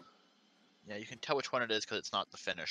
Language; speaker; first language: English; native; English